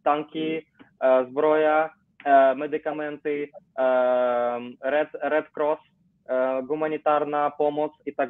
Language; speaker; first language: Polish; non-native, learner; Ukrainian